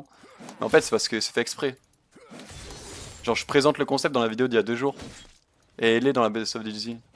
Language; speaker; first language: French; native; French